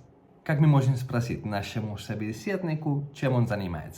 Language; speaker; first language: Russian; non-native, fluent; Catalan